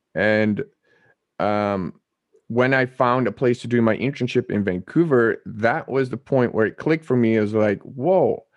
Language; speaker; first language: English; non-native, fluent; Dutch